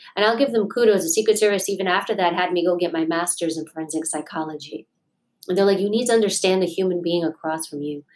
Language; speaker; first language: English; native; English